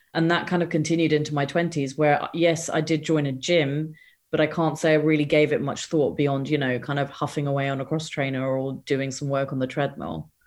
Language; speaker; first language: English; native; English